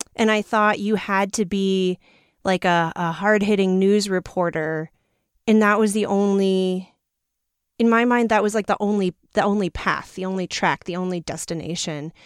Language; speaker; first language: English; native; English